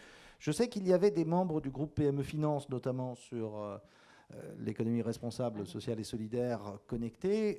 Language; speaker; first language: French; native; French